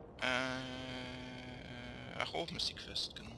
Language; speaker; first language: German; native; German